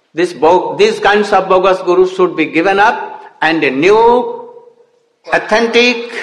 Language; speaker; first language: English; non-native, local second language; Hindi